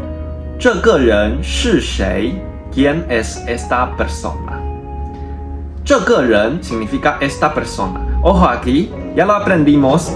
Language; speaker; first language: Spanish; non-native, fluent; Chinese